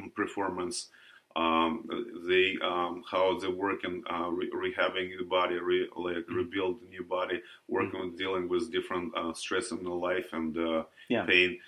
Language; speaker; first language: English; non-native, learner; Russian